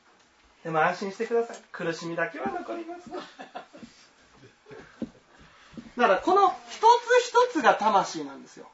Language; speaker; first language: Japanese; native; Japanese